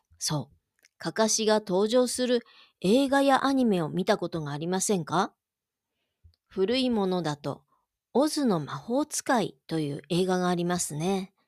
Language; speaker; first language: Japanese; native; Japanese